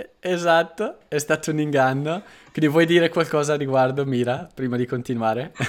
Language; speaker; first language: Italian; native; Italian